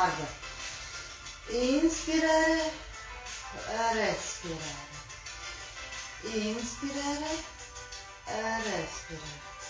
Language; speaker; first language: Italian; non-native, learner; Russian